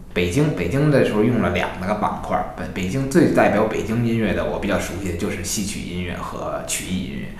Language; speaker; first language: Chinese; native; Chinese